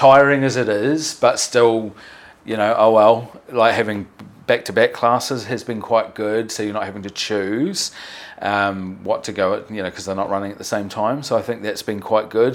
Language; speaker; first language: English; native; English